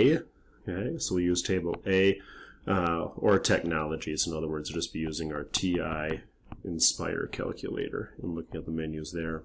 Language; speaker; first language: English; native; English